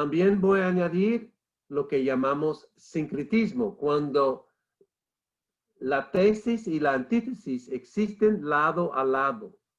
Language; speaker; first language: Spanish; non-native, fluent; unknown